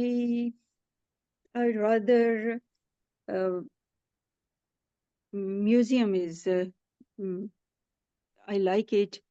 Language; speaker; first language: English; non-native, learner; Urdu